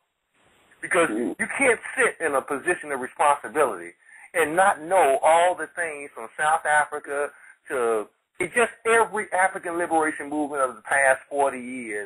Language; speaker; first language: English; native; English